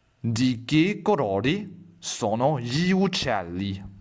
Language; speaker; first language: Italian; non-native, fluent; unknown